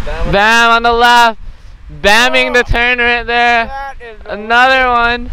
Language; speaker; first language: English; native; English